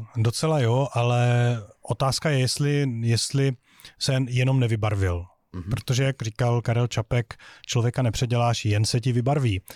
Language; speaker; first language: Czech; native; Czech